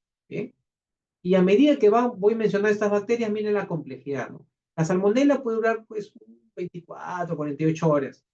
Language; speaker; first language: Spanish; native; Spanish